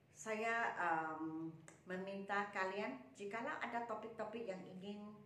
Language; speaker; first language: Malay; native; Malay